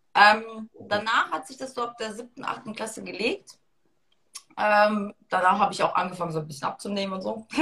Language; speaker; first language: German; early bilingual, other home language; Russian